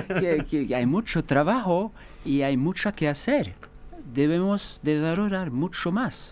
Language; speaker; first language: Spanish; non-native, fluent; French